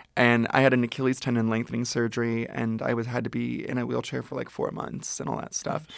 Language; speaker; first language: English; native; English